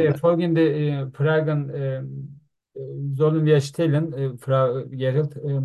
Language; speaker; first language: German; non-native, learner; Turkish